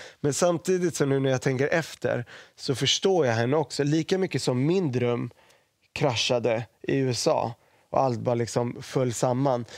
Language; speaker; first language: Swedish; early bilingual, other home language; Arabic